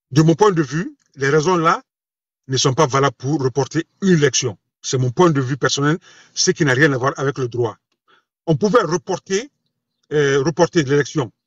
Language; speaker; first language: French; non-native, local second language; Bambara